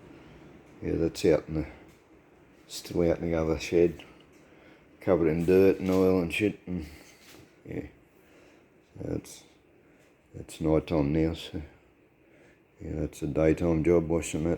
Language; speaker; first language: English; native; English